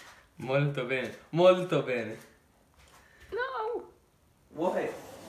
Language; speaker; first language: Italian; non-native, learner; English